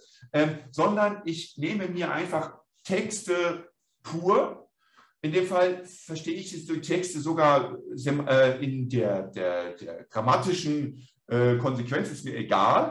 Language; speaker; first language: German; native; German